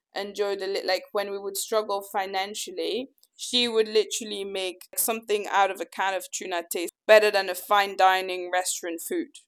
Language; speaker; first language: English; early bilingual, other home language; French